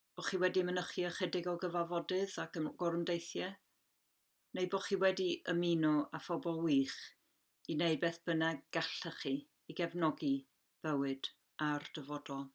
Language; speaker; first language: Welsh; non-native, local second language; English